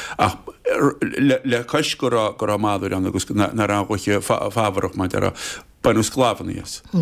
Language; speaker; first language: Irish; native; Irish